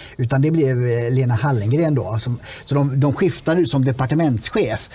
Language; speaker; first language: Swedish; native; Swedish